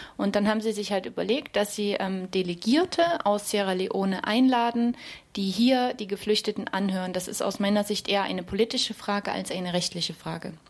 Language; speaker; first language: German; native; German